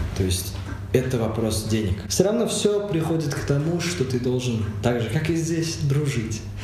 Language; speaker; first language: Russian; non-native, local second language; Uzbek